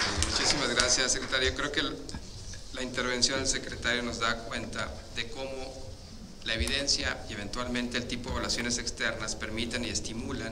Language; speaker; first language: Spanish; native; Spanish